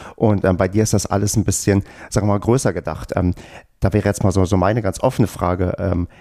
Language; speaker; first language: German; native; German